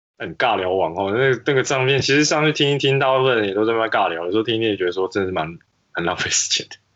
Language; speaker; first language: Chinese; native; Chinese